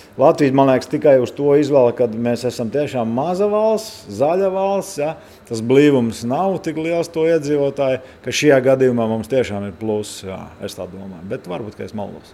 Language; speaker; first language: Latvian; native; Latvian